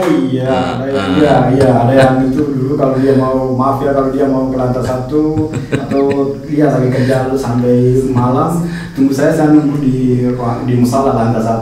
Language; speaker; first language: Indonesian; non-native, fluent; Arabic